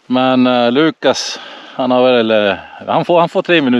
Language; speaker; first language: Swedish; native; Swedish